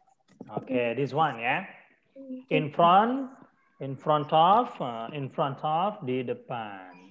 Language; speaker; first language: English; non-native, learner; Indonesian